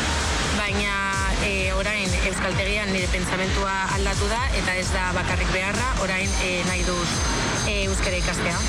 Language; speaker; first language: Basque; non-native, local second language; Spanish